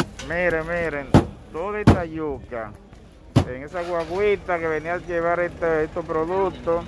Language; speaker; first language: Spanish; native; Spanish